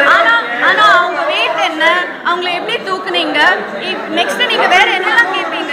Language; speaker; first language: Tamil; non-native, local second language; Malayalam